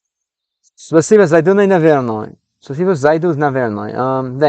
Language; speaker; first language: Russian; non-native, learner; English